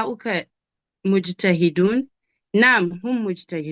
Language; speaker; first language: Arabic; non-native, learner; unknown